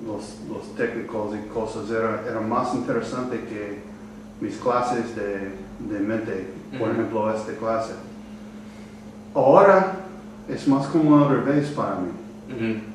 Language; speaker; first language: Spanish; non-native, learner; English